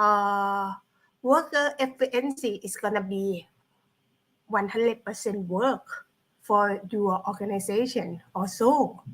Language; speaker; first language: English; non-native, learner; Thai